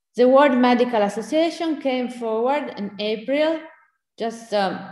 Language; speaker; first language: English; non-native, fluent; Italian